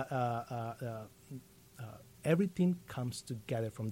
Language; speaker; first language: English; non-native, fluent; Spanish